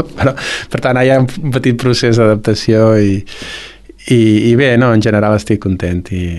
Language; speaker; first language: Catalan; native; Catalan